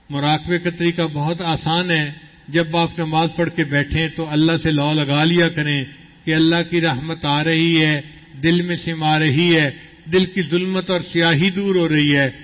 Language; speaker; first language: Urdu; non-native, local second language; Punjabi